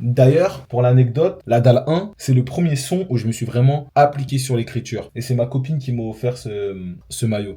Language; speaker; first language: French; native; French